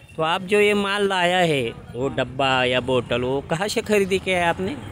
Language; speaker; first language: Hindi; non-native, local second language; Marathi